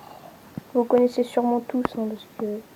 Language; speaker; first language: French; native; French